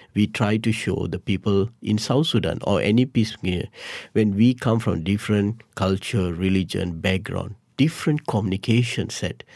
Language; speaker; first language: English; non-native, local second language; Tamil